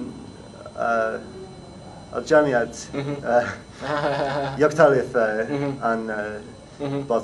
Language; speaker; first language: Arabic; non-native, learner; English